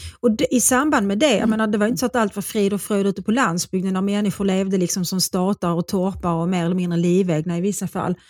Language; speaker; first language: Swedish; native; Swedish